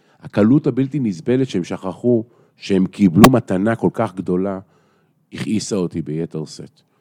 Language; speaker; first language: Hebrew; native; Hebrew